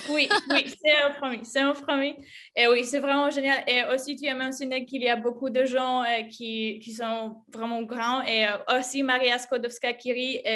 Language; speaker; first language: French; non-native, fluent; Polish